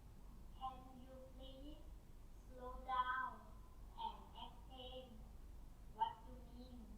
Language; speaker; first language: English; non-native, learner; Thai